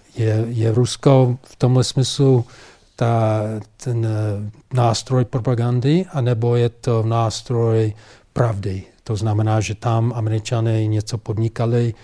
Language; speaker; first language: Czech; non-native, fluent; English